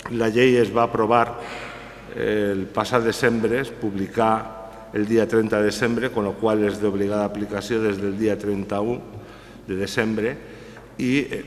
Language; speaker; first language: Catalan; non-native, local second language; Spanish